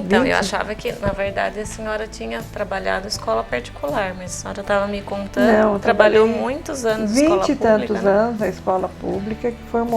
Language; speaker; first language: Portuguese; native; Portuguese